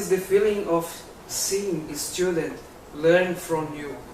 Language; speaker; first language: English; non-native, learner; Portuguese